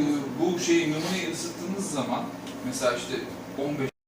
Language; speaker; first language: Turkish; native; Turkish